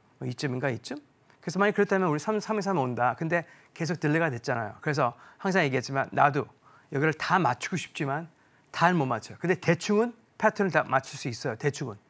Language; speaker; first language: Korean; early bilingual, heritage; Korean